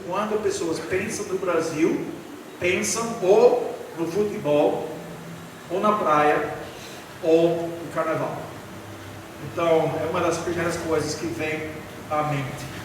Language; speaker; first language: Portuguese; non-native, fluent; English